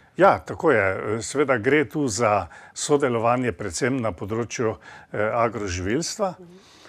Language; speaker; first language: Slovenian; native; Slovenian